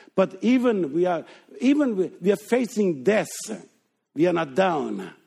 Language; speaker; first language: English; non-native, fluent; Danish